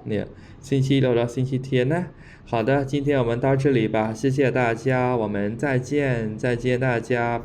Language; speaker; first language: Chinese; non-native, fluent; Khmer